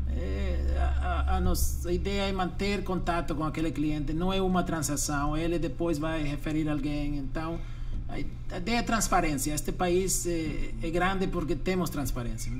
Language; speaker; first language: Portuguese; non-native, fluent; Spanish